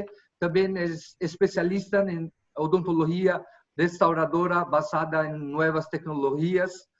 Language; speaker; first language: Spanish; non-native, fluent; Portuguese